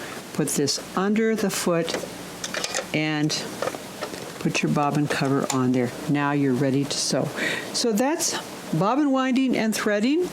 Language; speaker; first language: English; native; English